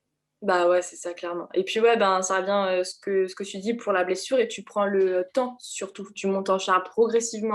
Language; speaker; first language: French; native; French